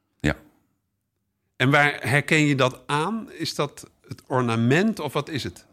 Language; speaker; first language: Dutch; native; Dutch